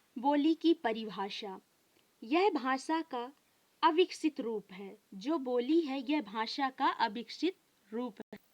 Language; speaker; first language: Hindi; native; Hindi